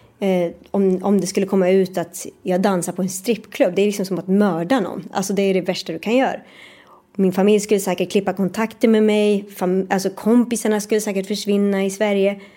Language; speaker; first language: Swedish; native; Swedish